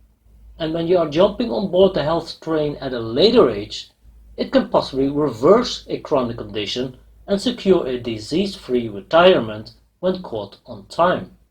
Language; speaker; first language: English; non-native, fluent; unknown